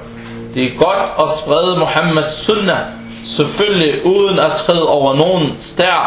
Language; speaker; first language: Danish; non-native, fluent; Arabic